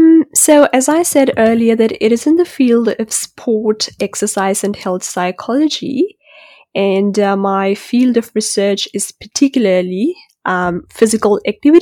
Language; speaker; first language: English; non-native, local second language; Urdu